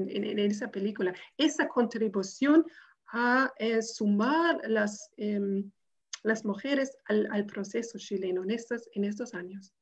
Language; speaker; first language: Spanish; non-native, fluent; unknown